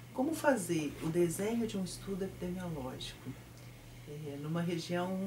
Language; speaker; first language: Portuguese; native; Portuguese